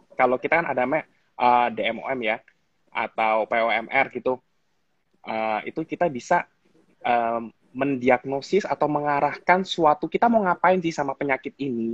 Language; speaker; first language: Indonesian; native; Indonesian